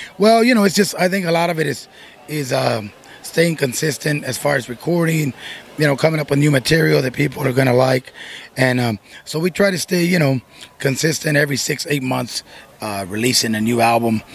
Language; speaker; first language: English; early bilingual, other home language; Spanish